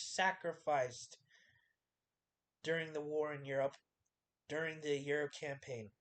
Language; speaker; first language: English; native; English